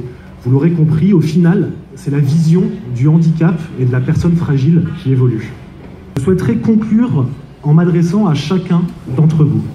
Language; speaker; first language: French; native; French